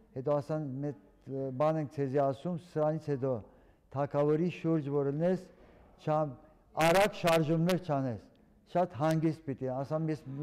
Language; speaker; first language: Armenian; early bilingual, heritage; Armenian